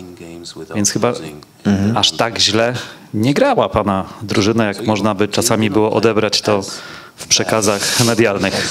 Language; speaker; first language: Polish; native; Polish